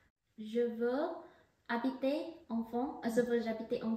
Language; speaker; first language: French; non-native, learner; Vietnamese